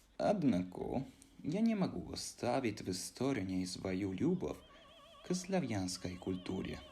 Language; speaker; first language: Russian; non-native, fluent; Italian